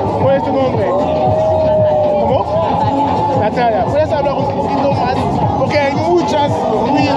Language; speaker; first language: Spanish; non-native, learner; English